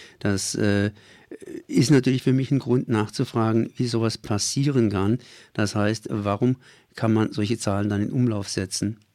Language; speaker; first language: German; native; German